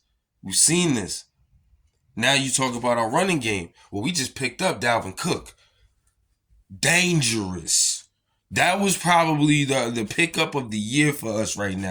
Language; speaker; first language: English; native; English